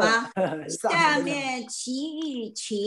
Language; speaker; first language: Chinese; native; Chinese